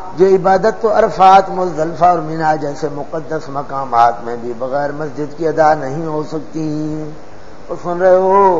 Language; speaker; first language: Urdu; non-native, local second language; Punjabi